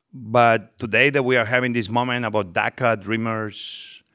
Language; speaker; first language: English; non-native, fluent; Spanish